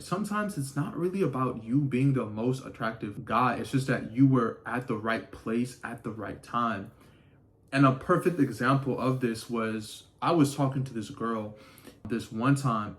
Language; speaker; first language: English; native; English